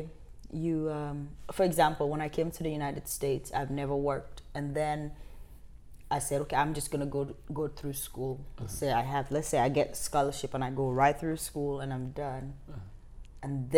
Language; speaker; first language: English; non-native, local second language; Wolof